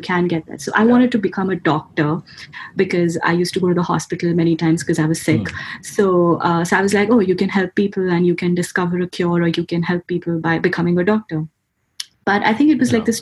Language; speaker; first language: English; non-native, local second language; Hindi